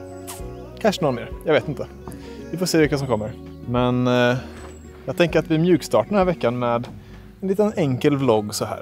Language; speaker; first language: Swedish; native; Swedish